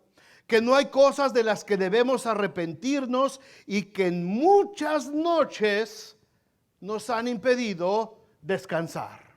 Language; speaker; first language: Spanish; native; Spanish